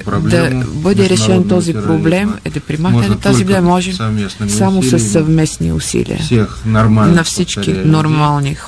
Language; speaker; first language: Bulgarian; non-native, fluent; Russian